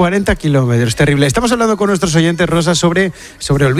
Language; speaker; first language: Spanish; native; Spanish